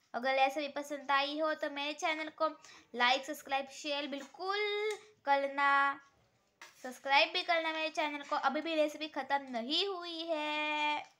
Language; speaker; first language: Hindi; non-native, local second language; Marathi